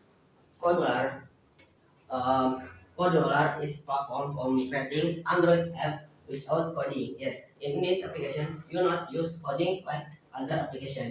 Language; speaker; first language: English; non-native, learner; Indonesian